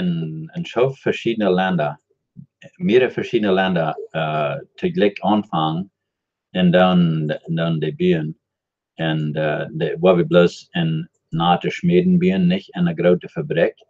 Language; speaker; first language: German; non-native, learner; Dutch